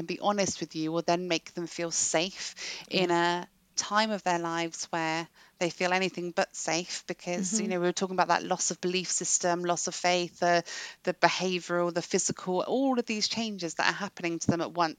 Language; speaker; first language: English; native; English